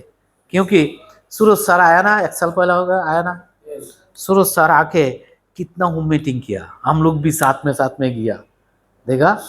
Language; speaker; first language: Hindi; non-native, learner; Bangla